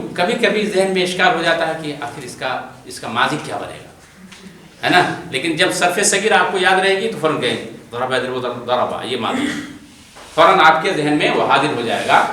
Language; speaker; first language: Urdu; non-native, local second language; Bangla